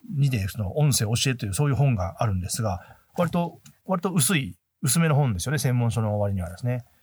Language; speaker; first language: Japanese; native; Japanese